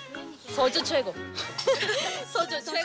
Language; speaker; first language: Korean; non-native, fluent; Spanish